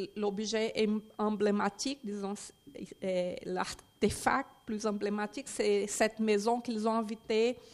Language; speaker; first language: French; non-native, fluent; Portuguese